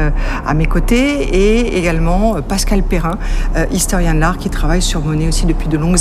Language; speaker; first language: French; native; French